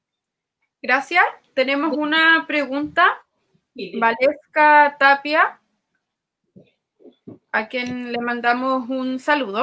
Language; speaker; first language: Spanish; native; Spanish